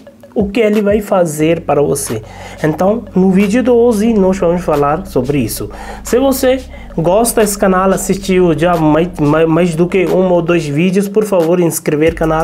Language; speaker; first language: Portuguese; non-native, learner; Hindi